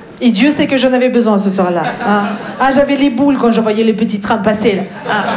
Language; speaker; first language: French; non-native, fluent; Russian